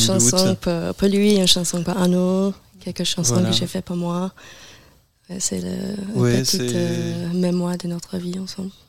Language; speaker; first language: French; non-native, learner; English